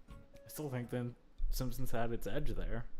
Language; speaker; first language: English; native; English